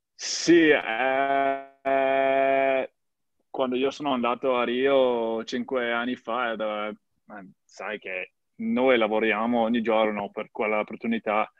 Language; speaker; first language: Italian; non-native, learner; English